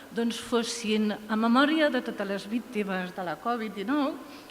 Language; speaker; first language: Catalan; native; Catalan